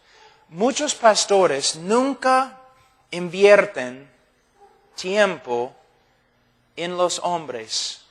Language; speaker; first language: Spanish; non-native, fluent; English